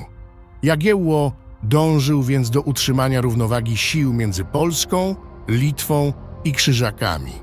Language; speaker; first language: Polish; native; Polish